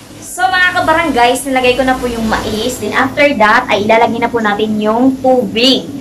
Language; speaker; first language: Filipino; non-native, local second language; Cebuano